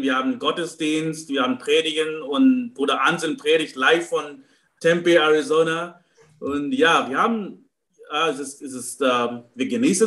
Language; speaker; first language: German; non-native, fluent; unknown